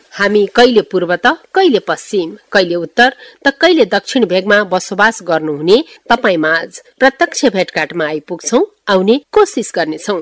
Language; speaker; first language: Nepali; native; Nepali